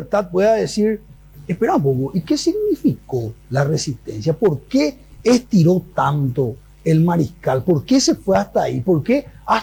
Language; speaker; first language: Spanish; native; Spanish